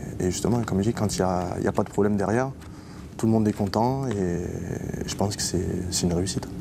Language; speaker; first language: French; native; French